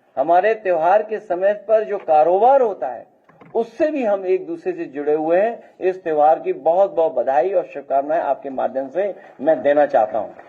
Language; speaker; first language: Hindi; native; Hindi